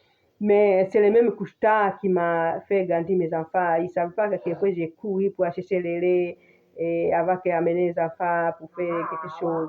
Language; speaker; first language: French; non-native, fluent; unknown